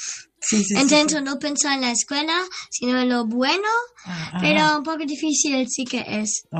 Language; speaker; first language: Spanish; early bilingual, heritage; Spanish